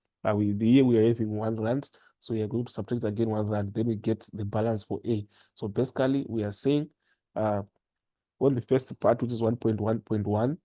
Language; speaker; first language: English; non-native, local second language; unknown